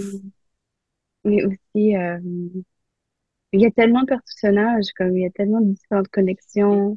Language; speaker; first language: French; non-native, local second language; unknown